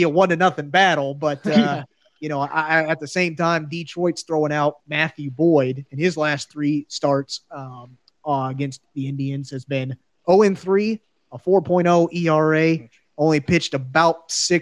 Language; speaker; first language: English; native; English